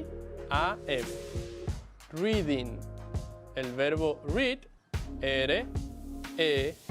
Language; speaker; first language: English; non-native, fluent; Spanish